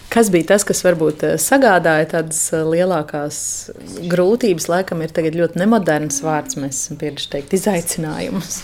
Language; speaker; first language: Latvian; native; Latvian